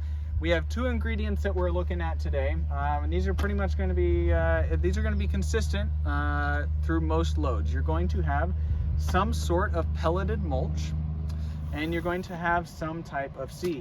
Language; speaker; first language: English; native; English